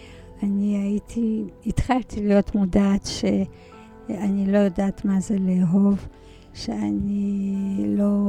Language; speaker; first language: Hebrew; early bilingual, other home language; Polish